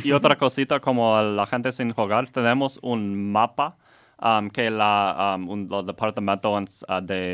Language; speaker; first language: Spanish; non-native, learner; English